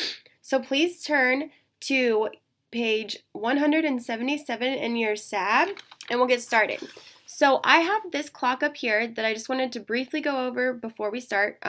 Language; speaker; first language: English; native; English